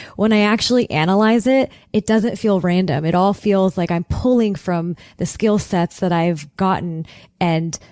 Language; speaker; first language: English; native; English